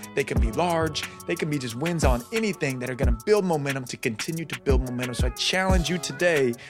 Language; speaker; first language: English; native; English